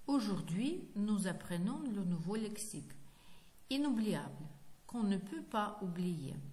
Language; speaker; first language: French; non-native, fluent; Ukrainian